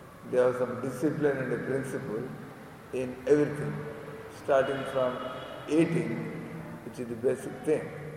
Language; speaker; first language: English; non-native, local second language; Telugu